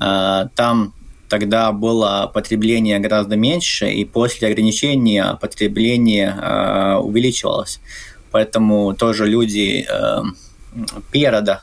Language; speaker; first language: Russian; non-native, local second language; Latvian